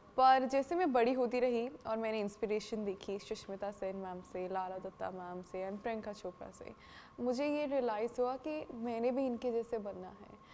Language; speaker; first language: Hindi; non-native, local second language; Punjabi